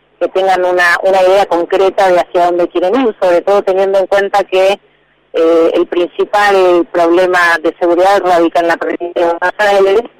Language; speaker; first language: Spanish; native; Spanish